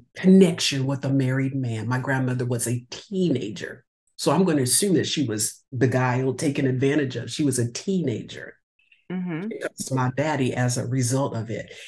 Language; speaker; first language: English; native; English